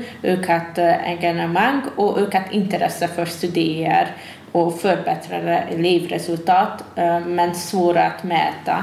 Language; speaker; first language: Swedish; non-native, fluent; Hungarian